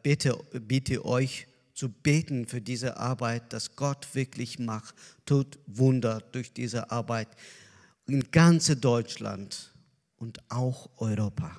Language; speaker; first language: German; non-native, learner; Azerbaijani